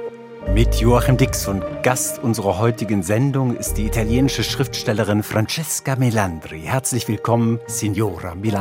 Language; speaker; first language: German; native; German